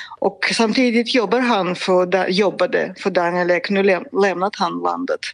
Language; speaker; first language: Swedish; non-native, fluent; Russian